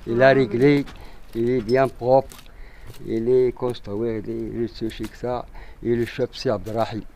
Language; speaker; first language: French; non-native, learner; Arabic